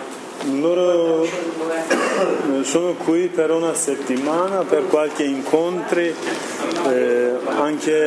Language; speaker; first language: Italian; non-native, learner; Kurdish